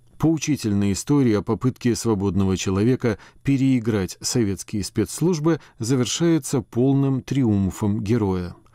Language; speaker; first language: Russian; native; Russian